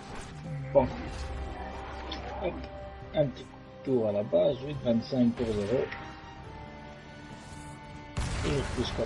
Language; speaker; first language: French; native; French